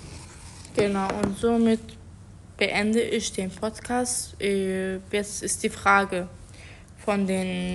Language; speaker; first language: German; non-native, learner; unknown